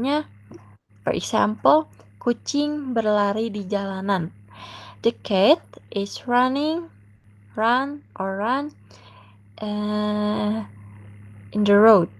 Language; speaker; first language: English; non-native, learner; Indonesian